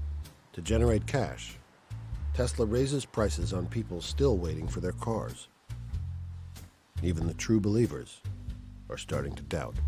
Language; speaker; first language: English; native; English